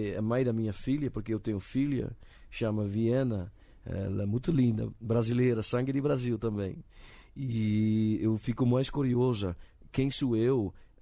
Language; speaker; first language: Portuguese; non-native, learner; Dutch